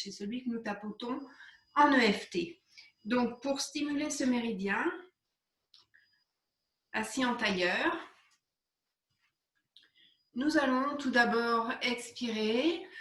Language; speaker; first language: French; native; French